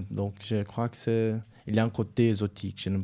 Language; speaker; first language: French; non-native, fluent; Portuguese